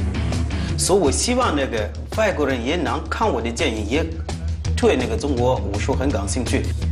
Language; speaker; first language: Chinese; non-native, fluent; French